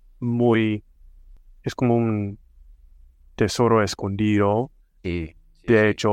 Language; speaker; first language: Spanish; non-native, fluent; English